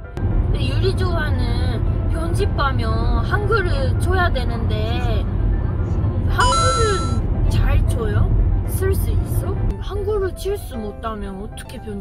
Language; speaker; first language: Korean; non-native, learner; Japanese